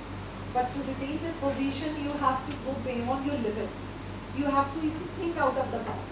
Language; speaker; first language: English; non-native, local second language; Hindi